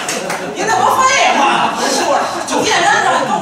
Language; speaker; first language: Chinese; native; Chinese